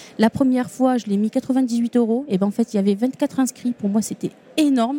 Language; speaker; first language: French; non-native, local second language; Arabic